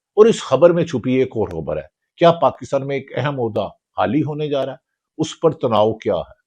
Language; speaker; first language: Urdu; non-native, local second language; Punjabi